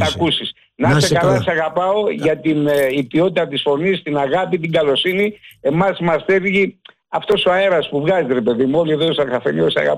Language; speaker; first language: Greek; native; Greek